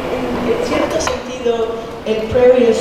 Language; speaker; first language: Spanish; early bilingual, heritage; Spanish